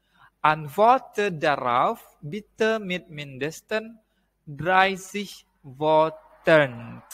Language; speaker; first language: German; non-native, fluent; Indonesian